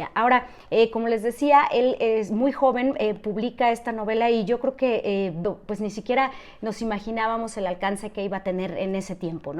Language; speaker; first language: Spanish; native; Spanish